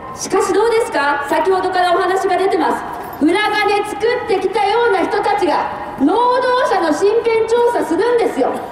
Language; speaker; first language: Japanese; native; Japanese